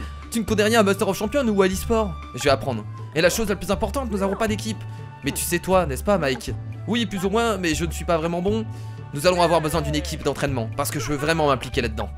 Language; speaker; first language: French; native; French